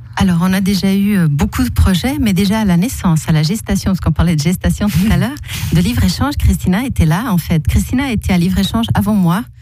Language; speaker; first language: French; early bilingual, other home language; Portuguese